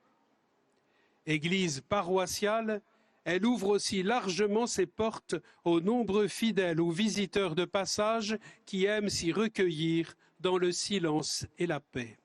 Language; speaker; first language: French; native; French